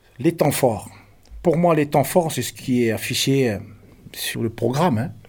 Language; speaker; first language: French; non-native, local second language; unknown